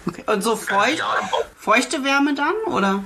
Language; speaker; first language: German; native; German